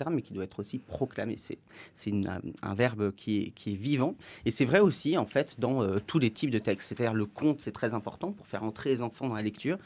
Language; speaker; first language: French; native; French